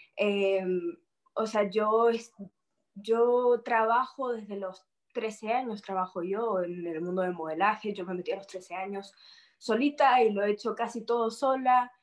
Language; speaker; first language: Spanish; native; Spanish